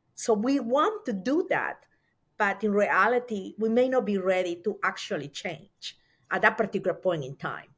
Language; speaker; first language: English; non-native, fluent; Spanish